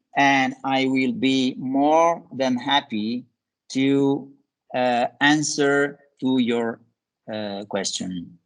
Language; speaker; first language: English; non-native, fluent; Italian